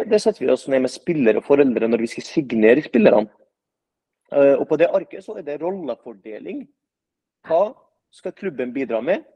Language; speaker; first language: Norwegian; early bilingual, other home language; Arabic